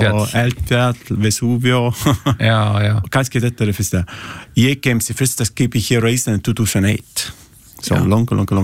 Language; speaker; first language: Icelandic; non-native, learner; Italian